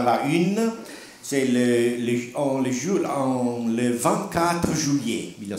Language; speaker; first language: French; non-native, learner; Italian